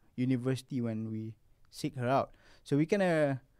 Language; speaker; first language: English; non-native, local second language; Malay